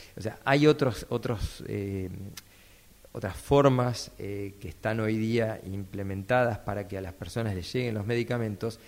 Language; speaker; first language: Spanish; native; Spanish